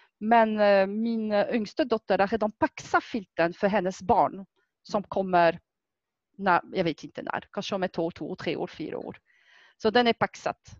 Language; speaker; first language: Swedish; non-native, fluent; French